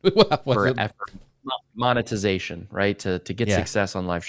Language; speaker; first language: English; native; English